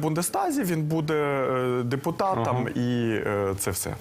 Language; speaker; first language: Ukrainian; non-native, local second language; Russian